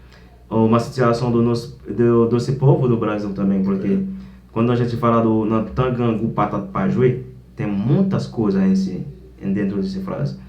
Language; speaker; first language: Portuguese; non-native, learner; Haitian Creole